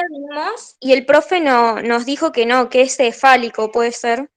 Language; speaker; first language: Spanish; native; Spanish